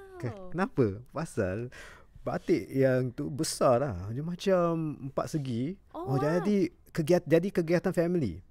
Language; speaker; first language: Malay; native; Malay